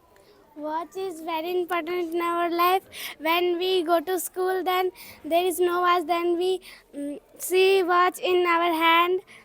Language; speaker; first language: English; non-native, learner; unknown